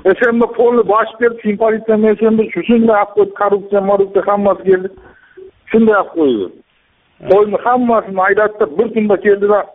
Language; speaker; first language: Uzbek; non-native, local second language; Kazakh